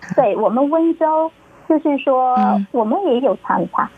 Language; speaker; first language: Chinese; native; Chinese